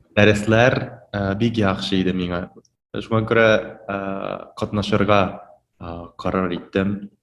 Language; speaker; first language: Tatar; non-native, fluent; Japanese